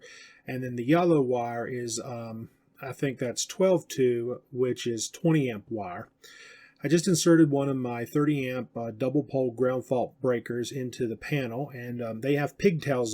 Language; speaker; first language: English; native; English